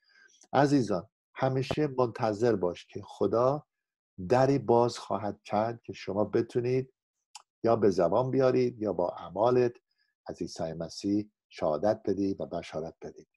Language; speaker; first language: Persian; non-native, fluent; English